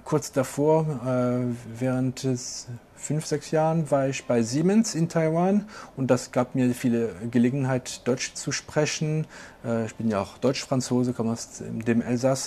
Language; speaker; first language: German; non-native, local second language; French